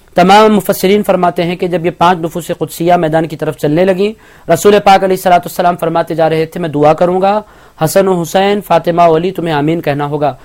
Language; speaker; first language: Urdu; native; Urdu